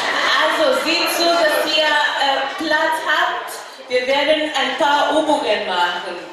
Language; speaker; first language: German; non-native, fluent; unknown